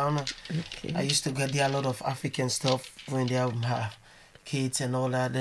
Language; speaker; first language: English; non-native, local second language; Krio